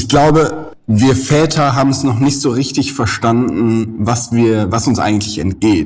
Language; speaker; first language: German; native; German